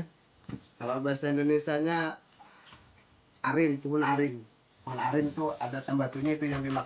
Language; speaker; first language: Indonesian; non-native, local second language; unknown